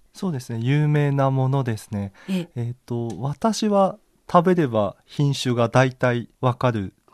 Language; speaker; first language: Japanese; native; Japanese